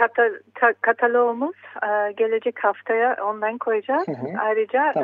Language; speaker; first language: Turkish; non-native, fluent; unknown